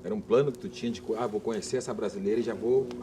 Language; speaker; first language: Portuguese; native; Portuguese